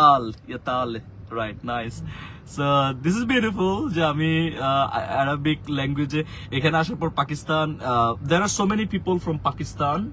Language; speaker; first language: English; non-native, fluent; Bangla